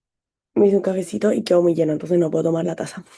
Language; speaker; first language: Spanish; non-native, fluent; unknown